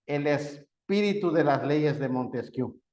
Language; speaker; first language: Spanish; native; Spanish